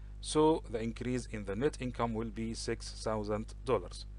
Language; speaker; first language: English; non-native, local second language; Arabic